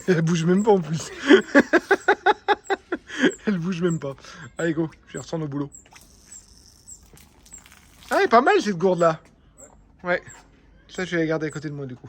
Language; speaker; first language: French; native; French